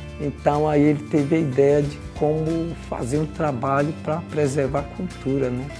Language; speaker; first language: Portuguese; non-native, local second language; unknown